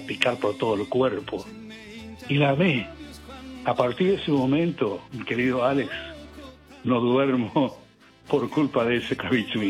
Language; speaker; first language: Spanish; non-native, local second language; Guarani